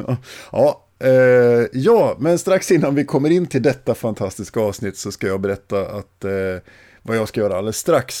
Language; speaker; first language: Swedish; native; Swedish